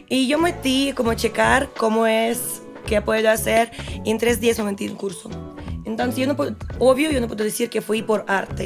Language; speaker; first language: Spanish; non-native, learner; Russian